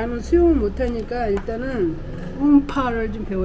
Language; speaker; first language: Korean; native; Korean